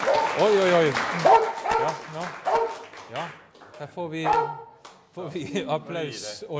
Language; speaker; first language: Norwegian; native; Norwegian